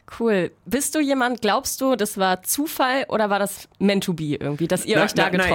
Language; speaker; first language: German; native; German